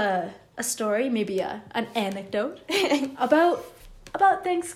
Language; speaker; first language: English; native; English